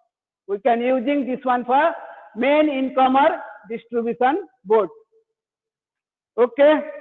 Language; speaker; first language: English; non-native, learner; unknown